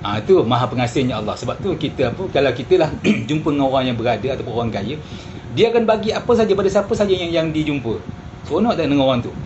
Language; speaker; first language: Malay; early bilingual, heritage; Malay